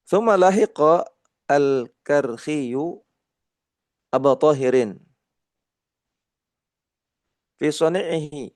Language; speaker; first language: Arabic; non-native, fluent; Indonesian